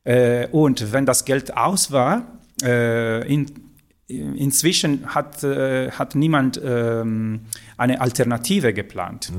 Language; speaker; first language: German; non-native, fluent; Italian